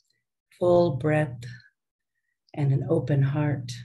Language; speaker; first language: English; native; English